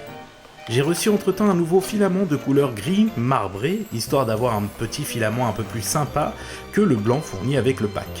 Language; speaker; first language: French; native; French